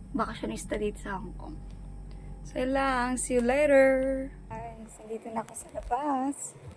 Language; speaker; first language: Filipino; native; Filipino